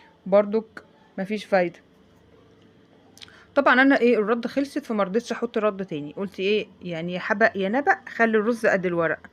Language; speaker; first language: Arabic; native; Arabic